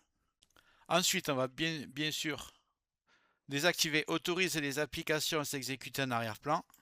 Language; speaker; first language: French; native; French